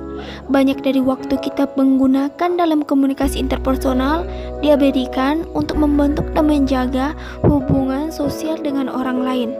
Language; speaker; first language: Indonesian; native; Indonesian